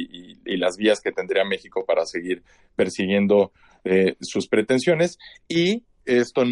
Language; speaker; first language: Spanish; native; Spanish